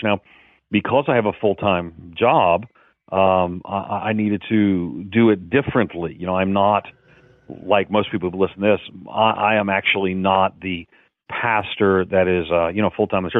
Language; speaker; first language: English; native; English